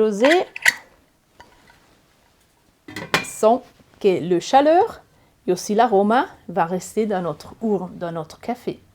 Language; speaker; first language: French; non-native, learner; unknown